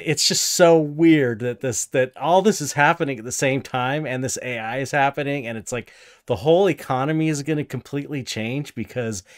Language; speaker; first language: English; native; English